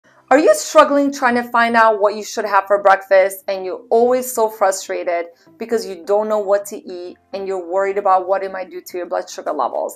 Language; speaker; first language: English; native; English